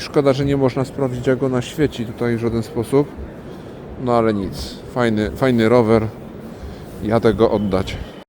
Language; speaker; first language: Polish; native; Polish